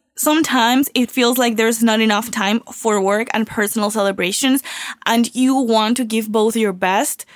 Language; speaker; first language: English; non-native, fluent; Spanish